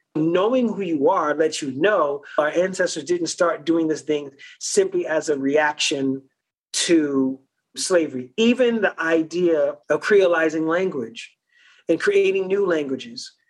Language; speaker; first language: English; early bilingual, other home language; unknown